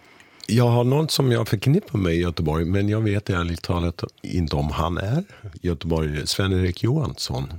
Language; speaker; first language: Swedish; non-native, fluent; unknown